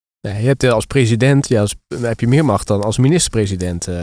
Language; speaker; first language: Dutch; native; Dutch